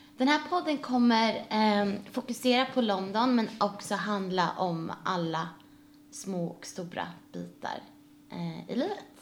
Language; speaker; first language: Swedish; native; Swedish